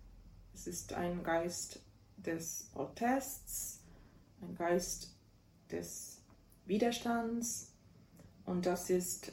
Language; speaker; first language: German; non-native, fluent; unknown